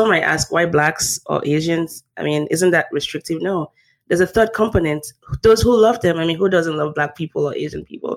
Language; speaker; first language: English; non-native, local second language; Yoruba